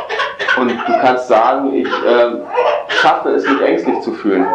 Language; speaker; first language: German; native; German